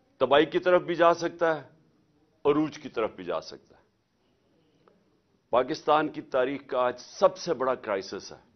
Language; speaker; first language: Urdu; native; Urdu